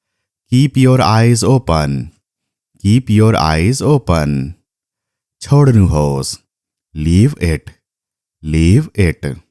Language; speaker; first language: English; non-native, fluent; Nepali